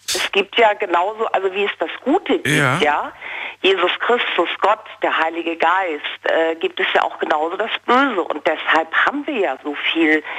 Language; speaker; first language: German; native; German